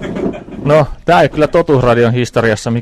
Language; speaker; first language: Finnish; native; Finnish